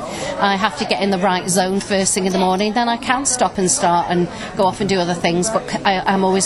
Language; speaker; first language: English; native; English